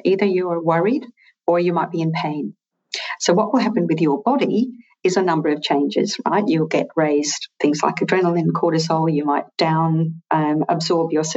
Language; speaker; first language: English; native; English